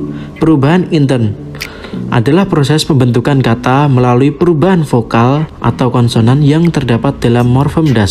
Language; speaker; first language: Indonesian; native; Indonesian